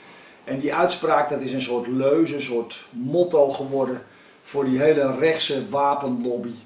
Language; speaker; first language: Dutch; native; Dutch